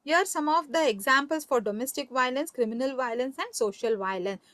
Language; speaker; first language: English; non-native, local second language; Kannada